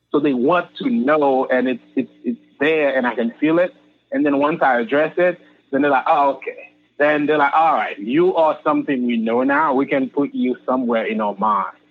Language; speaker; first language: English; non-native, fluent; Haitian Creole